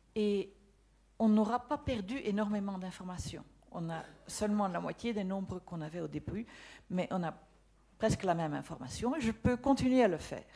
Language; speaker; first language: French; non-native, local second language; Dutch